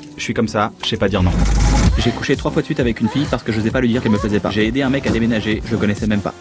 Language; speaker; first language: French; native; French